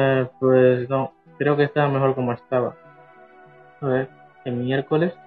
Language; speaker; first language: Spanish; native; Spanish